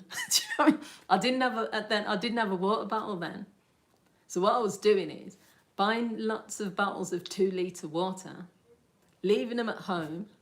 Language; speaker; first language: English; native; English